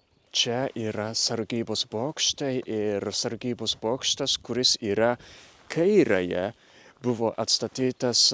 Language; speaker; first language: Lithuanian; non-native, fluent; Japanese